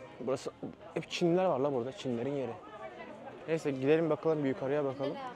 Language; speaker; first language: Turkish; native; Turkish